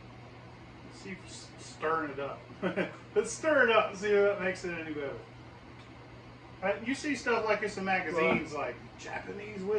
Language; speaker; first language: English; native; English